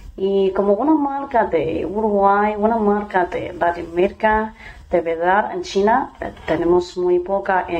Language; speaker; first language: Spanish; non-native, fluent; Chinese